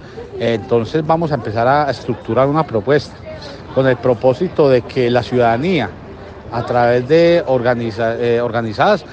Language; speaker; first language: Spanish; native; Spanish